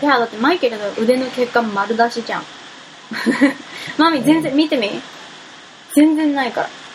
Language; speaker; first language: Japanese; early bilingual, heritage; Japanese